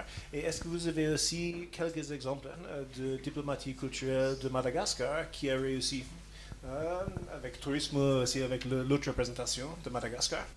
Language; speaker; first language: French; non-native, fluent; English